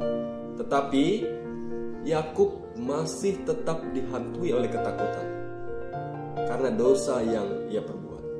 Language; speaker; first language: Indonesian; native; Indonesian